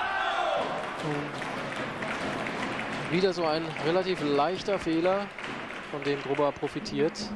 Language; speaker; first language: German; native; German